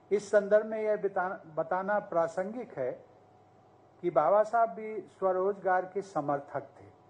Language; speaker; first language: Hindi; native; Hindi